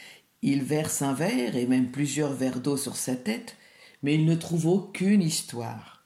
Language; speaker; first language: French; native; French